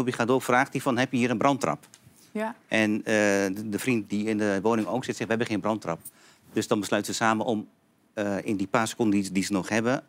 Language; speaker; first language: Dutch; native; Dutch